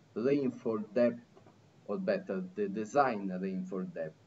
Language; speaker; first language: English; non-native, fluent; Italian